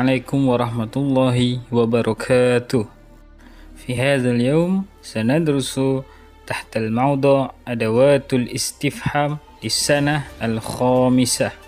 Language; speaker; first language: Arabic; non-native, fluent; Malay